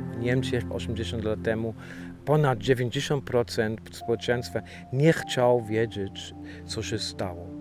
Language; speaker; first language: Polish; non-native, fluent; German